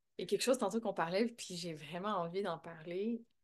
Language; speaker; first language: French; native; French